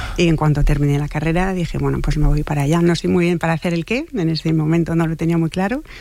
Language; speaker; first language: Spanish; non-native, fluent; French